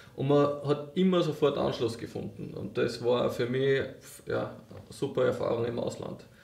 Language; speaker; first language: German; native; German